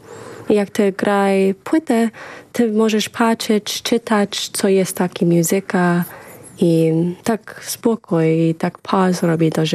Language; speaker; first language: Polish; early bilingual, heritage; English